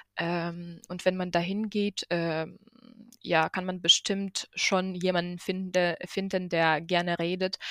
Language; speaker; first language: German; non-native, fluent; Ukrainian